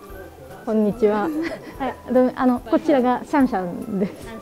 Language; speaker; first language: Japanese; native; Japanese